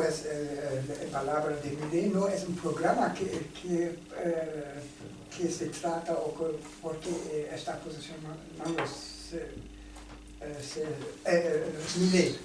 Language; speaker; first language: Spanish; non-native, learner; German